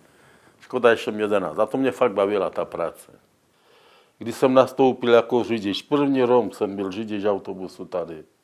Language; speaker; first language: Czech; non-native, local second language; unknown